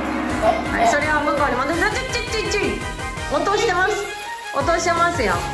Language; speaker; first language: Japanese; native; Japanese